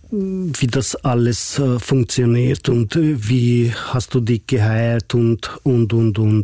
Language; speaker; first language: German; non-native, fluent; Hungarian